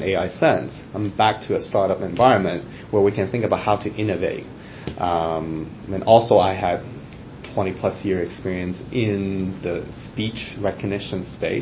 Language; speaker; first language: English; non-native, local second language; Cantonese